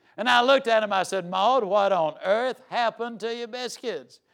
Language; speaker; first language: English; native; English